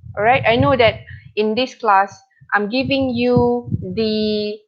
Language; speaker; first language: English; non-native, local second language; Malay